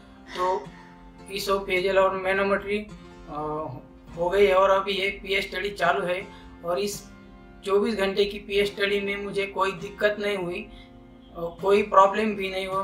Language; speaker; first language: Hindi; non-native, local second language; Marathi